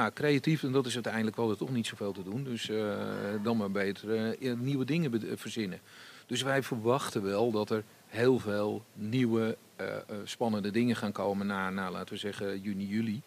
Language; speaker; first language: Dutch; native; Dutch